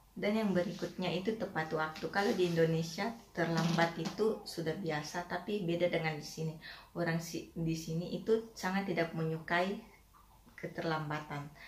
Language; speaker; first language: Indonesian; native; Indonesian